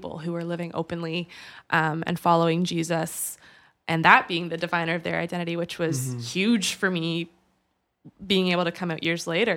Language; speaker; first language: English; native; English